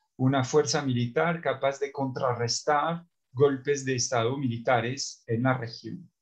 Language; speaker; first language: Spanish; non-native, fluent; French